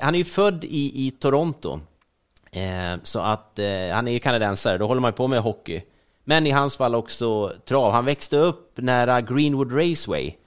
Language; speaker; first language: Swedish; native; Swedish